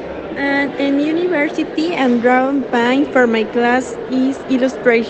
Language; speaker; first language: English; non-native, learner; Spanish